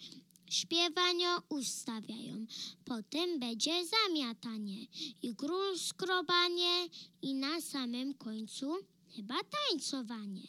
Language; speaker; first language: Polish; early bilingual, heritage; Polish